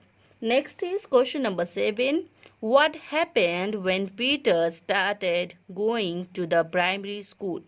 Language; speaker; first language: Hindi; native; Hindi